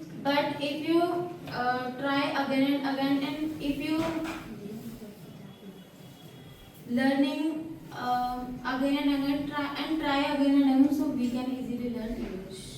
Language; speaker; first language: English; non-native, learner; Hindi